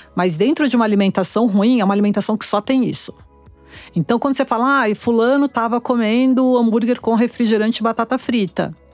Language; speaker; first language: Portuguese; native; Portuguese